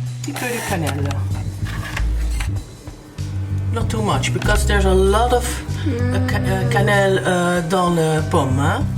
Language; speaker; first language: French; non-native, learner; Dutch